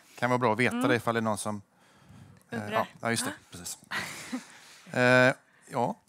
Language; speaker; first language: Swedish; native; Swedish